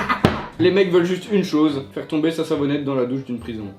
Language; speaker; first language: French; native; French